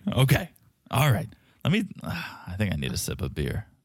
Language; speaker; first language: English; native; English